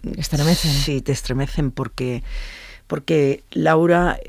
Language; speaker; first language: Spanish; native; Spanish